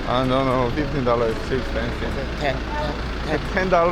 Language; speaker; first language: English; non-native, learner; Korean